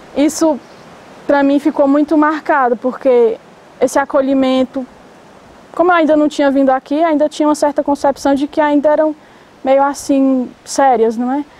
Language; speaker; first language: Portuguese; native; Portuguese